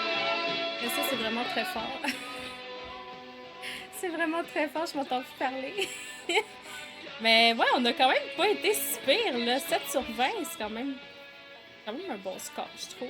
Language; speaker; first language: French; native; French